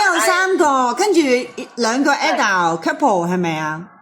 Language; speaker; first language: Cantonese; native; Cantonese